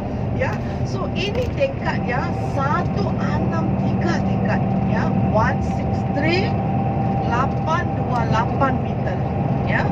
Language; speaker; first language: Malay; non-native, local second language; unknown